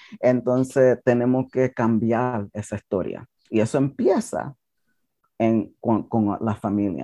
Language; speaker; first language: Spanish; early bilingual, heritage; English